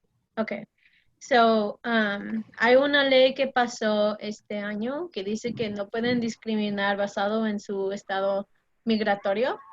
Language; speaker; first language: Spanish; non-native, fluent; English